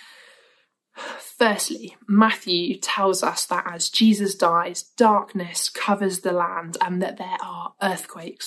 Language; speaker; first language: English; native; English